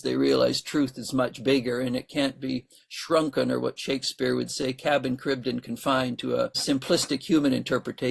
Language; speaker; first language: English; native; English